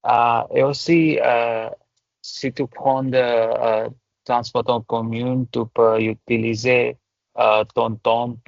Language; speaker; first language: French; non-native, learner; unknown